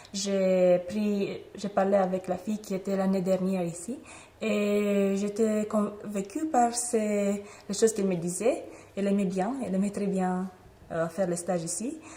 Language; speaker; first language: French; non-native, fluent; Romanian